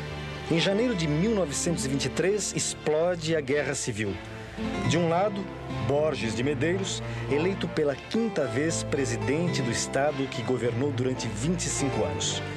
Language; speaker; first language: Portuguese; native; Portuguese